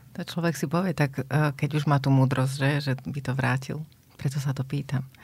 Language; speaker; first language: Slovak; native; Slovak